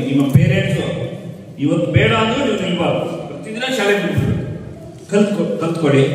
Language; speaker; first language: Kannada; native; Kannada